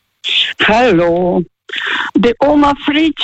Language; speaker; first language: German; non-native, fluent; Russian